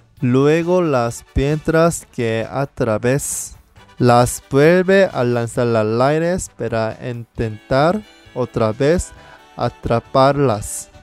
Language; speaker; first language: Spanish; non-native, learner; Korean